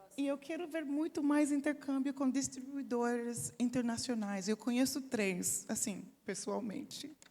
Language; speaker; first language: Portuguese; non-native, fluent; English